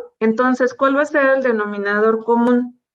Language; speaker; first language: Spanish; native; Spanish